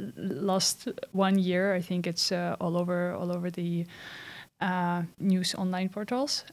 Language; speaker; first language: English; non-native, fluent; Russian